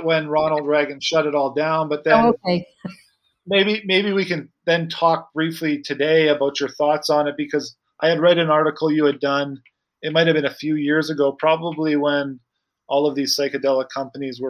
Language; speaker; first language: English; native; English